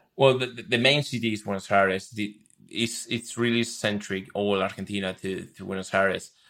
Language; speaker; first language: English; non-native, fluent; Spanish